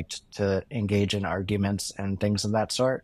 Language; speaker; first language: English; native; English